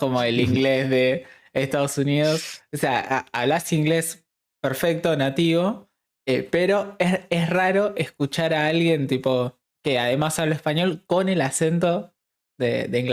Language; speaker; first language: Spanish; native; Spanish